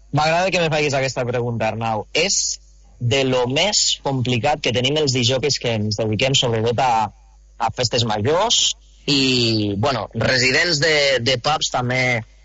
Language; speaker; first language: Catalan; native; Catalan